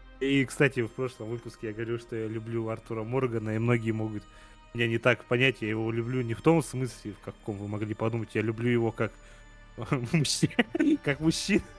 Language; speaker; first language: Russian; native; Russian